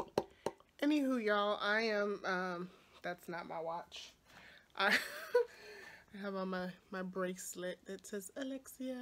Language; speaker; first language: English; native; English